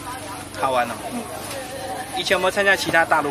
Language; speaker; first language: Chinese; native; Chinese